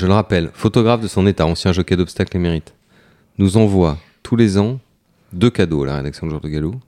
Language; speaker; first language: French; native; French